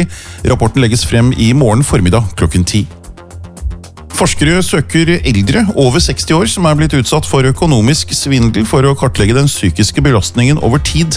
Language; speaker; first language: Norwegian; native; Norwegian